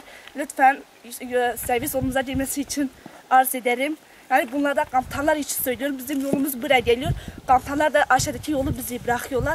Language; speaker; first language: Turkish; non-native, local second language; Kurdish